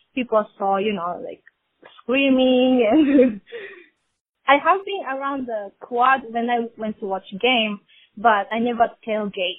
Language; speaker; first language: English; non-native, fluent; Japanese